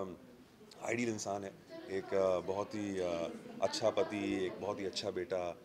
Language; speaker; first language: Hindi; native; Hindi